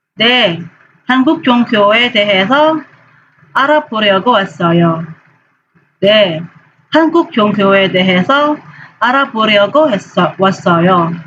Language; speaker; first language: Korean; non-native, fluent; Indonesian